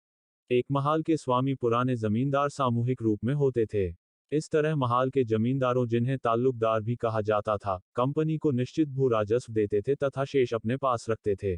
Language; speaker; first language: Hindi; native; Hindi